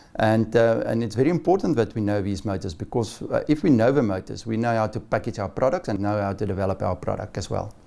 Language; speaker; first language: English; non-native, local second language; Afrikaans